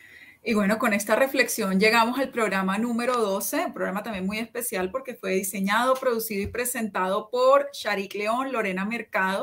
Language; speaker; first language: Spanish; native; Spanish